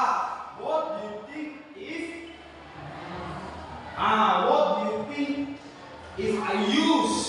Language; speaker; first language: English; non-native, learner; Indonesian